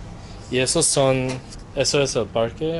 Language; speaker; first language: Spanish; non-native, learner; English